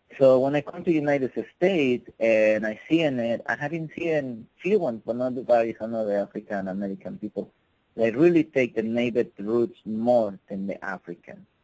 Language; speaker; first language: English; non-native, fluent; Spanish